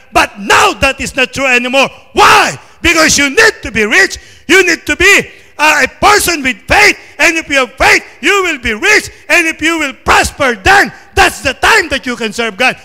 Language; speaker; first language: English; non-native, local second language; Filipino